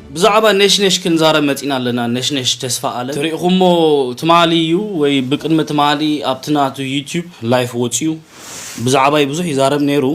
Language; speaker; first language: Tigrinya; early bilingual, heritage; Tigrinya